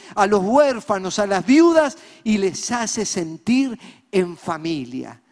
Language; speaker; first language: Spanish; native; Spanish